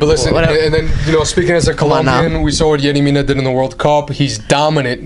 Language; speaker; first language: English; native; English